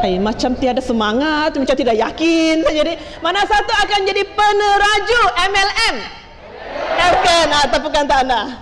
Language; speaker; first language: Malay; non-native, local second language; Chinese